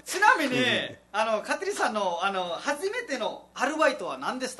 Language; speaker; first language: Japanese; non-native, fluent; Nepali